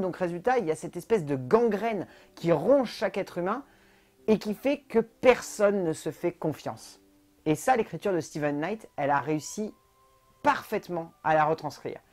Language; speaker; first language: French; native; French